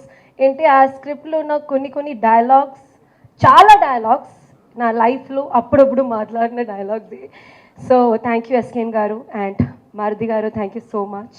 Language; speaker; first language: Telugu; non-native, fluent; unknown